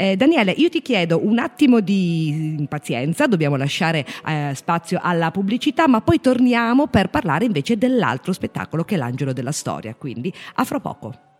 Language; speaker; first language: Italian; native; Italian